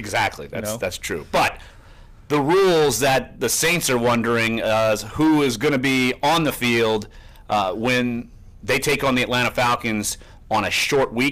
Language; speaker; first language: English; native; English